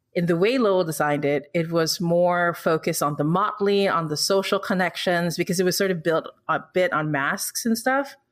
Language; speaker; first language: English; non-native, local second language; Filipino